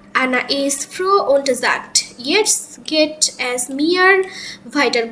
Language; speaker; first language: German; non-native, learner; Bangla